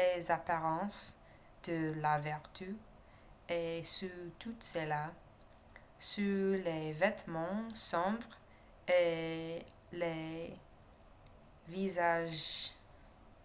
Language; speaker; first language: French; non-native, learner; English